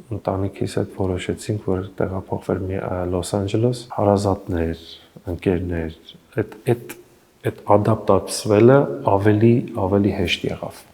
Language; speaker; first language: Armenian; early bilingual, heritage; Armenian